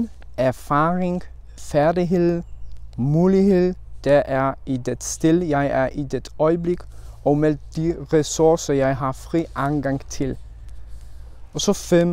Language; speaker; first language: Danish; non-native, learner; Polish